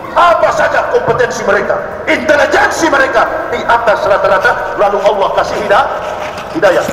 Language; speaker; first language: Indonesian; native; Indonesian